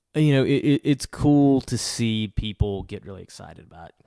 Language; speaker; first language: English; native; English